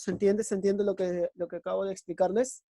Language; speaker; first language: Spanish; native; Spanish